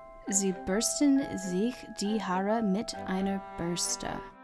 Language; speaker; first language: German; non-native, learner; English